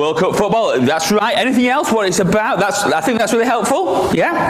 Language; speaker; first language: English; native; English